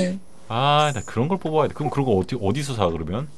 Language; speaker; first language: Korean; native; Korean